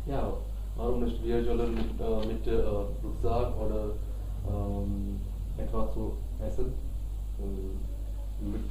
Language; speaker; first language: German; non-native, learner; Hindi